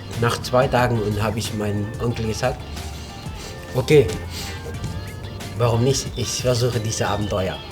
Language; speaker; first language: German; non-native, learner; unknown